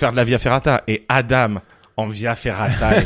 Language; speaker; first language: French; native; French